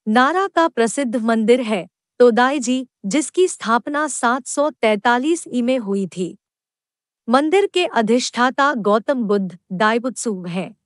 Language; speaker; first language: Hindi; non-native, local second language; Kannada